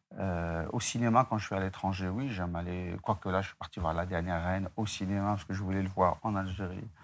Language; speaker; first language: French; non-native, local second language; Arabic